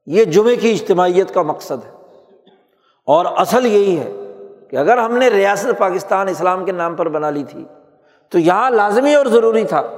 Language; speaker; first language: Urdu; native; Urdu